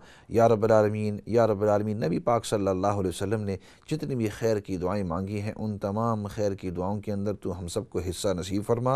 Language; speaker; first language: Urdu; native; Urdu